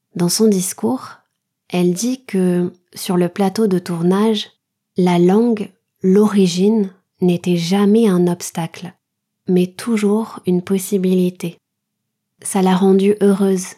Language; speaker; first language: French; native; French